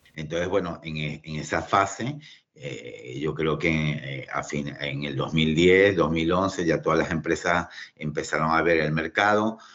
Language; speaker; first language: Spanish; native; Spanish